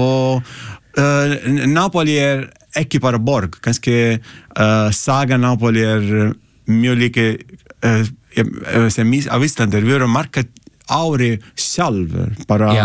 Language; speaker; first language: Icelandic; non-native, learner; Italian